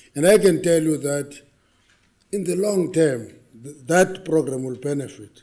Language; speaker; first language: English; non-native, local second language; Xhosa